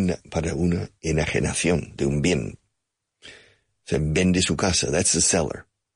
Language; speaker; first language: Spanish; non-native, fluent; English